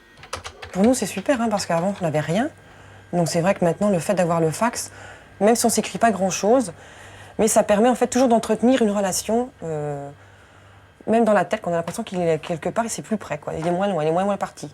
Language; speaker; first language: French; native; French